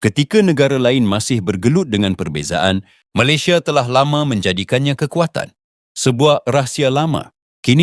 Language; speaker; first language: Malay; native; Malay